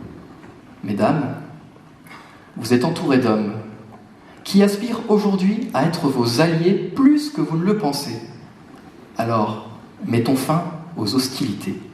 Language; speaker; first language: French; native; French